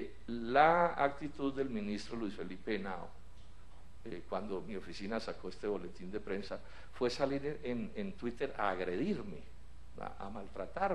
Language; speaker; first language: Spanish; native; Spanish